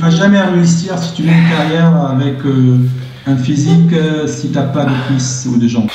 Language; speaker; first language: French; native; French